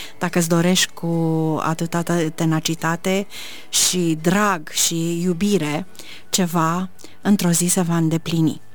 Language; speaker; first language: Romanian; native; Romanian